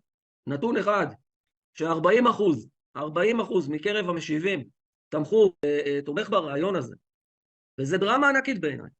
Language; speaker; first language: Hebrew; native; Hebrew